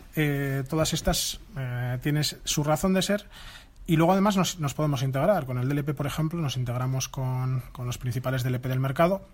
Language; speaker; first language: Spanish; native; Spanish